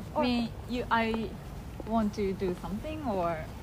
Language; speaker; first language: English; non-native, learner; Japanese